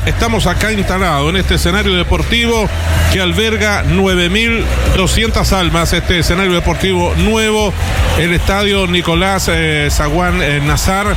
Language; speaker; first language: Spanish; native; Spanish